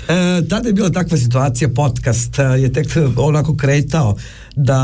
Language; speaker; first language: Serbian; native; Serbian